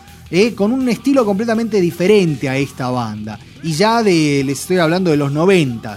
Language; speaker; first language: Spanish; native; Spanish